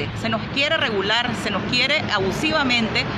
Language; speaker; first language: Spanish; native; Spanish